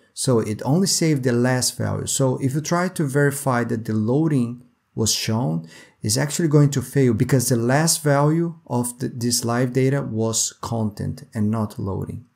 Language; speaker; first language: English; non-native, fluent; Portuguese